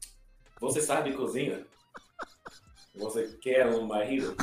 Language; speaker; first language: Portuguese; non-native, learner; English